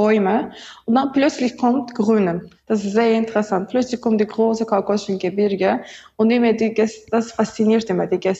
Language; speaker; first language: German; non-native, learner; Azerbaijani